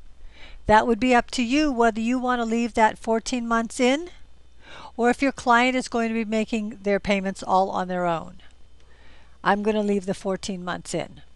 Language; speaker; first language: English; native; English